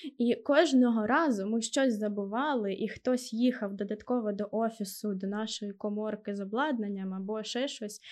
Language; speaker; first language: Ukrainian; native; Ukrainian